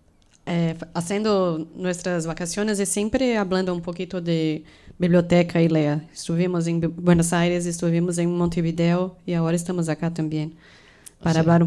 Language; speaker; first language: Spanish; non-native, fluent; Portuguese